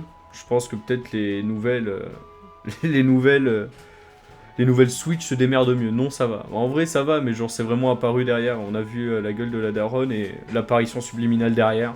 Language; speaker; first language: French; native; French